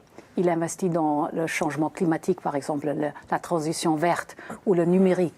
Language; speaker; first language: French; non-native, fluent; German